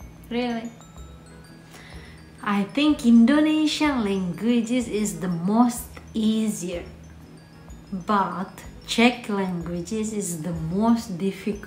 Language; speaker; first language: English; non-native, fluent; Indonesian